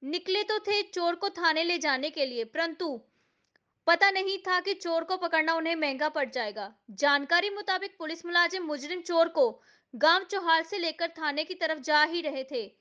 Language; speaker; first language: Hindi; non-native, local second language; Punjabi